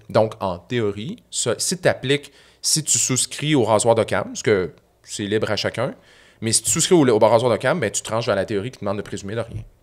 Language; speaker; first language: French; native; French